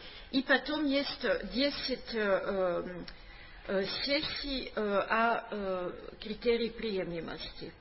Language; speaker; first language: Russian; non-native, fluent; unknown